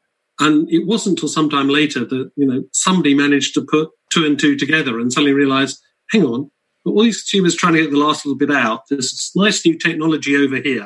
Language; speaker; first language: English; native; English